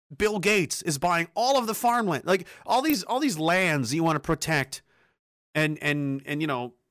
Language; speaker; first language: English; early bilingual, other home language; Danish